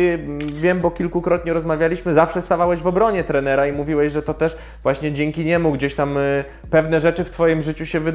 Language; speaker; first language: Polish; native; Polish